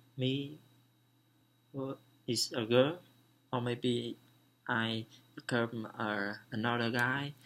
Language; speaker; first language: English; non-native, learner; Vietnamese